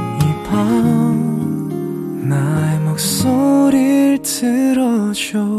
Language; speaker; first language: Korean; native; Korean